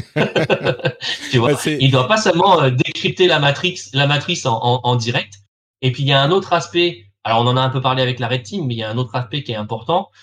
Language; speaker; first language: French; native; French